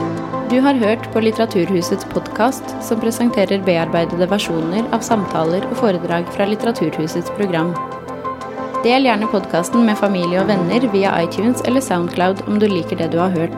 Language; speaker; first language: Norwegian; native; Norwegian